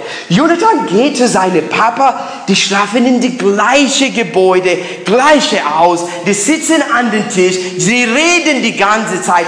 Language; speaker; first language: German; non-native, learner; English